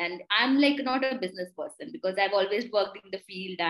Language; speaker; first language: English; non-native, local second language; Hindi